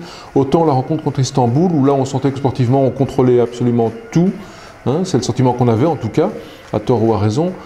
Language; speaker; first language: French; native; French